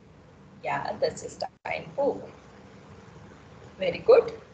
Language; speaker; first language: German; non-native, fluent; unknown